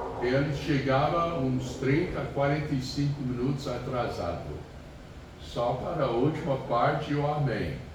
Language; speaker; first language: Portuguese; non-native, fluent; English